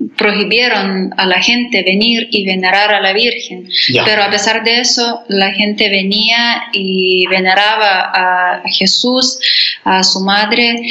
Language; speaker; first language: Spanish; non-native, fluent; Lithuanian